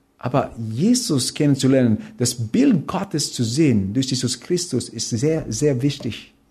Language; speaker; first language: German; non-native, fluent; Filipino